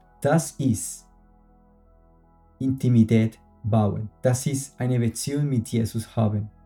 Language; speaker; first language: German; non-native, fluent; Spanish